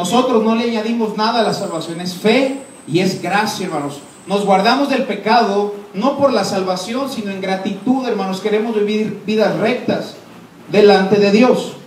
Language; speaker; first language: Spanish; native; Spanish